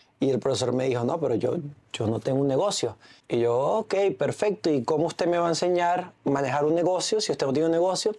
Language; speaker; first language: Spanish; native; Spanish